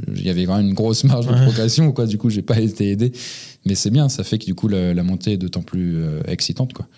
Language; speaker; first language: French; native; French